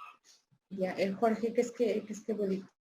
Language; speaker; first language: French; non-native, fluent; Spanish